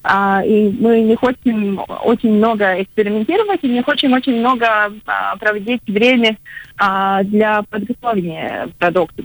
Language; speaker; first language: Russian; non-native, local second language; Latvian